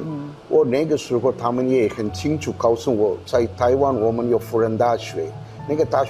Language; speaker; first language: Chinese; non-native, fluent; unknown